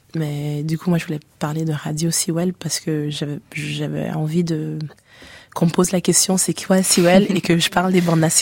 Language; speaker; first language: French; native; French